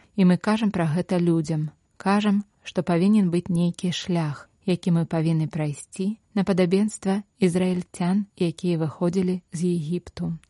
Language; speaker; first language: Belarusian; native; Belarusian